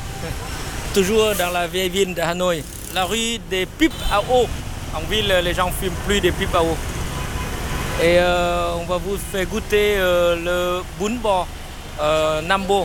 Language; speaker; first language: French; non-native, fluent; Vietnamese